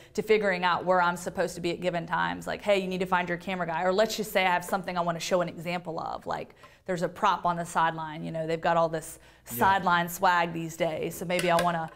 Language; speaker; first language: English; native; English